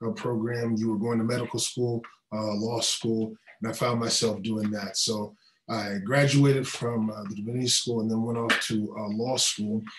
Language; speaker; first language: English; native; English